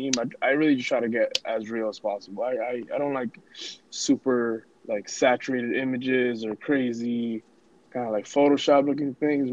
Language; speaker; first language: English; early bilingual, other home language; Spanish